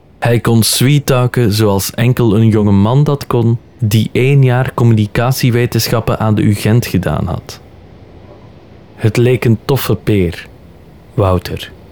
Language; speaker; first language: Dutch; native; Dutch